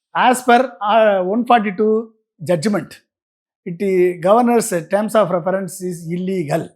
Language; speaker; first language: English; non-native, local second language; Tamil